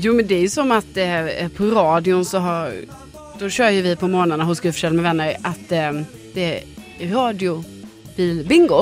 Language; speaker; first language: Swedish; native; Swedish